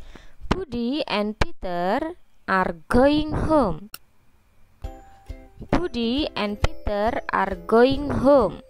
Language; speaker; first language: English; non-native, fluent; Indonesian